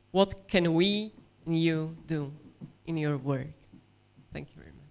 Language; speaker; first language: English; non-native, fluent; Slovak